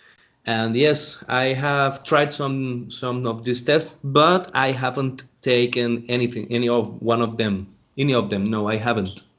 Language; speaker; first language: English; non-native, fluent; Spanish